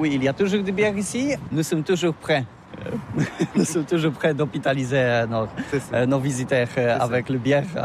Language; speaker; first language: French; non-native, learner; Polish